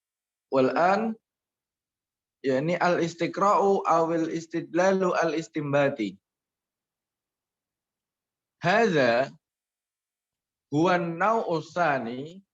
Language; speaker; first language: Arabic; non-native, learner; Indonesian